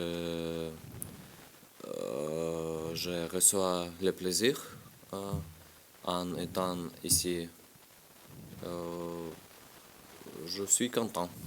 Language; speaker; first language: French; non-native, learner; Russian